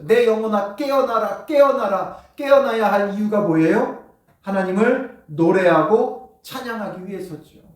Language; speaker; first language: Korean; native; Korean